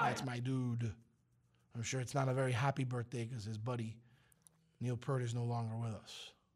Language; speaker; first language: English; early bilingual, other home language; Spanish